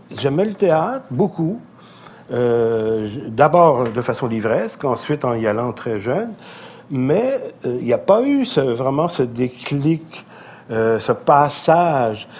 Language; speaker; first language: French; native; French